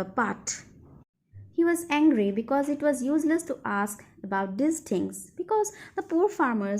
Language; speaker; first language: English; non-native, local second language; Assamese